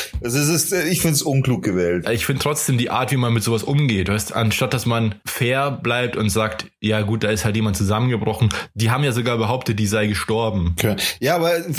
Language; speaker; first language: German; native; German